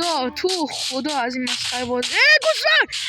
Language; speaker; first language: Persian; native; Persian